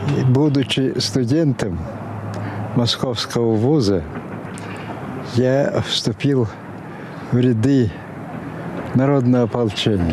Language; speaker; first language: Russian; non-native, fluent; Mongolian